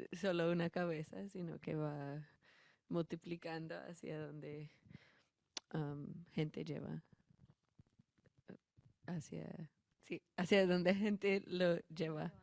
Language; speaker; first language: Spanish; non-native, fluent; English